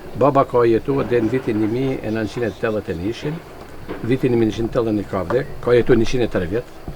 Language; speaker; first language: Albanian; native; Albanian